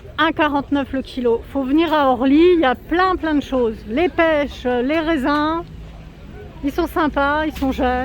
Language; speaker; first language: French; native; French